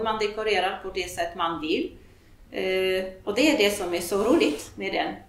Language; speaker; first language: Swedish; non-native, fluent; Polish